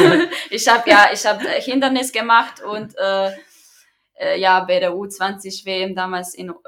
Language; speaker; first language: German; non-native, fluent; Croatian